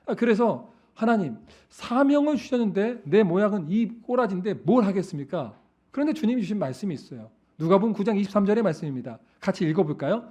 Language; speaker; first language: Korean; native; Korean